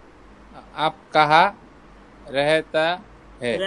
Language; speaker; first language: Hindi; non-native, learner; Bangla